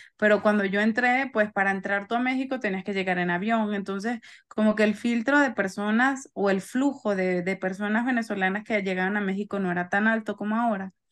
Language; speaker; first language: Spanish; native; Spanish